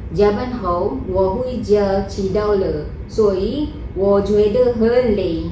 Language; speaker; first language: Chinese; non-native, learner; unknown